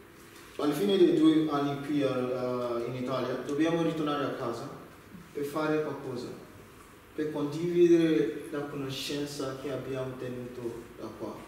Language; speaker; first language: Italian; non-native, learner; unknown